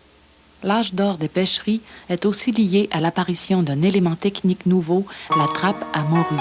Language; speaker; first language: French; native; French